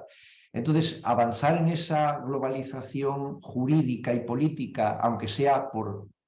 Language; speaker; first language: Spanish; native; Spanish